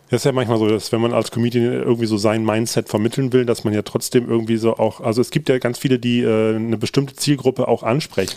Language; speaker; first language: German; native; German